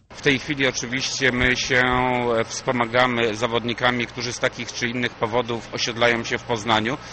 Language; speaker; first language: Polish; native; Polish